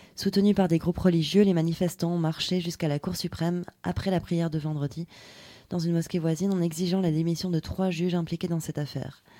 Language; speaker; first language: French; native; French